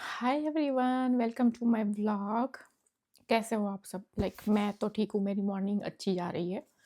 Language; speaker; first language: Hindi; non-native, local second language; Gujarati